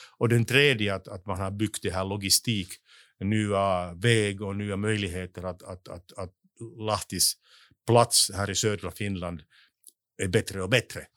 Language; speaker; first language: Swedish; non-native, local second language; Finnish